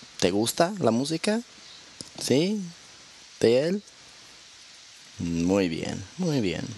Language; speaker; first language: Spanish; non-native, fluent; English